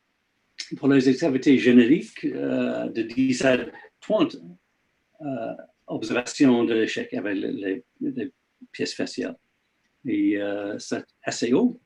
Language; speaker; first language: French; non-native, learner; English